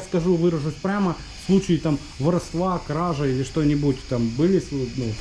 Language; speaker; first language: Russian; native; Russian